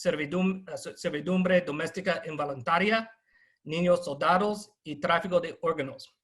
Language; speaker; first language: Spanish; non-native, fluent; English